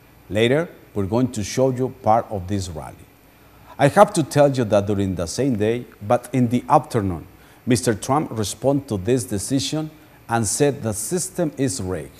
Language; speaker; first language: English; non-native, fluent; Spanish